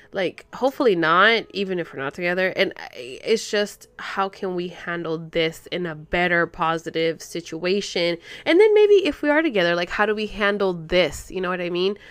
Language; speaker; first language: English; early bilingual, other home language; Spanish